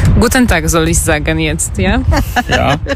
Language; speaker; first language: German; non-native, learner; Polish